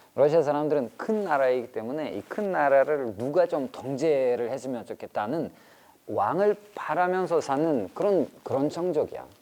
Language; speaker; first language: Korean; non-native, fluent; Russian